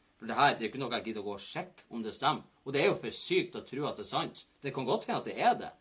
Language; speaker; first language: Norwegian; native; Norwegian